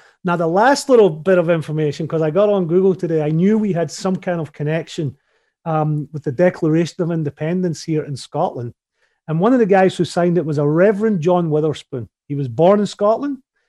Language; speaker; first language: English; native; English